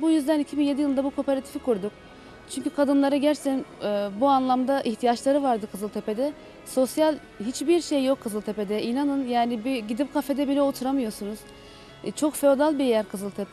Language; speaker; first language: Turkish; native; Turkish